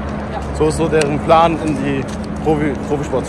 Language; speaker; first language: German; native; German